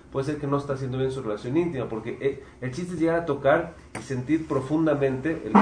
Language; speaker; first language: Spanish; native; Spanish